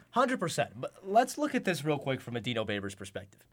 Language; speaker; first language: English; native; English